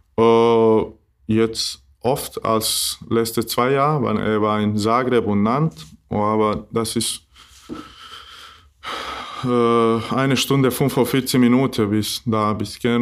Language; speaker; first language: German; non-native, learner; Bosnian